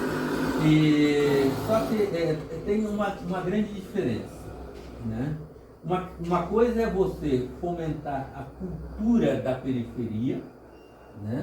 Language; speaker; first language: Portuguese; native; Portuguese